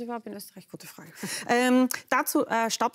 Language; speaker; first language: German; native; German